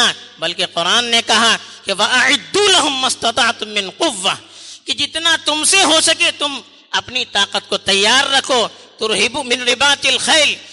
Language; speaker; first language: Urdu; native; Urdu